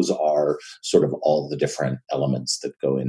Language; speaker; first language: English; native; English